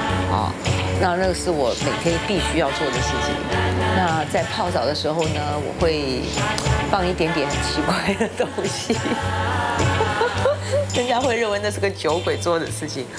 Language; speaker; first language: Chinese; native; Chinese